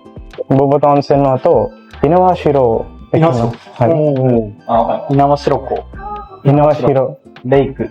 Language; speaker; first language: Japanese; non-native, learner; Telugu